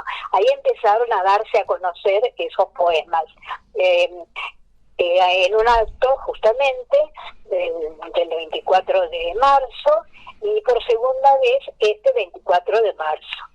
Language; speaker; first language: Spanish; native; Spanish